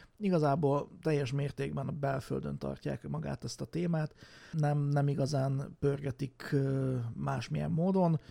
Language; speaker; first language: Hungarian; native; Hungarian